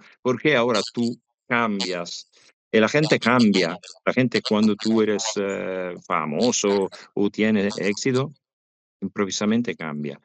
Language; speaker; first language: Spanish; non-native, learner; Italian